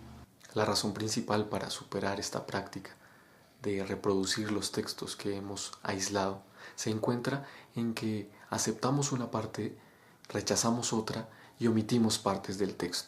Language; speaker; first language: Spanish; native; Spanish